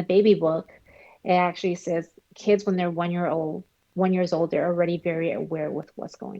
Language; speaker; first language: English; early bilingual, other home language; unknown